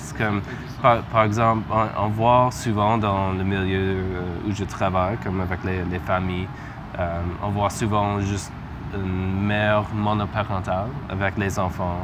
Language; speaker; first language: French; non-native, learner; English